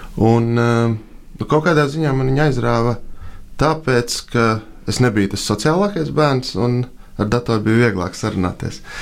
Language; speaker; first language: Latvian; native; Latvian